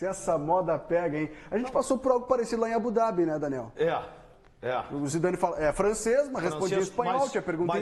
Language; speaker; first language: Portuguese; native; Portuguese